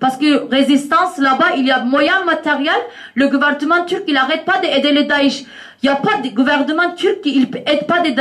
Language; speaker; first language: French; non-native, learner; Kurdish